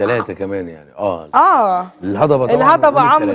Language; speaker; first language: Arabic; native; Arabic